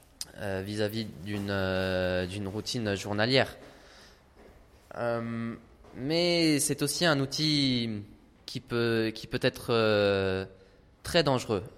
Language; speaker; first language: French; non-native, fluent; Italian